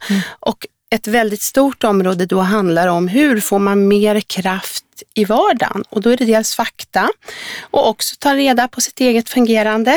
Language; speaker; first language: Swedish; native; Swedish